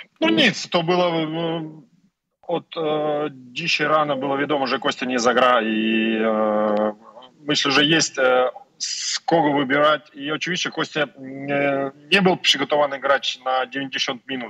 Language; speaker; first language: Polish; non-native, learner; Russian